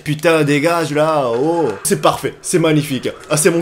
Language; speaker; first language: French; non-native, fluent; Japanese